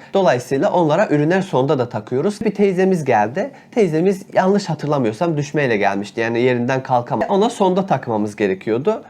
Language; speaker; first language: Turkish; native; Turkish